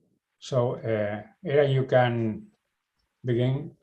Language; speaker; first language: English; non-native, learner; Spanish